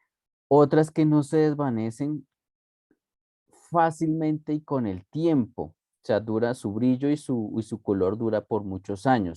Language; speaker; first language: Spanish; native; Spanish